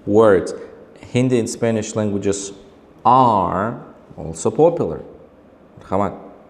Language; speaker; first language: English; non-native, fluent; Uzbek